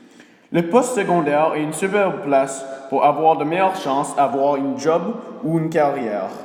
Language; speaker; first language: French; early bilingual, other home language; English